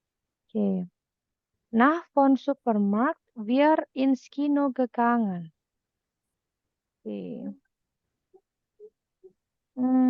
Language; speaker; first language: German; non-native, fluent; Indonesian